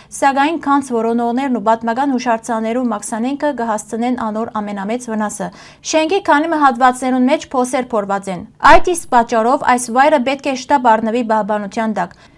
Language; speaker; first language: Armenian; early bilingual, heritage; Armenian